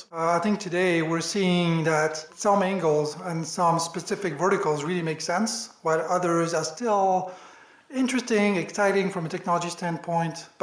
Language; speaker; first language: English; non-native, fluent; French